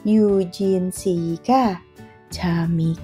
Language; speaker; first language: Korean; non-native, fluent; Indonesian